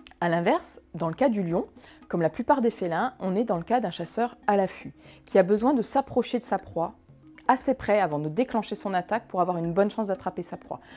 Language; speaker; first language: French; native; French